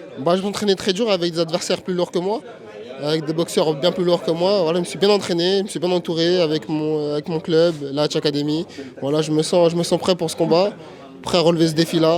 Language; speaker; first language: French; native; French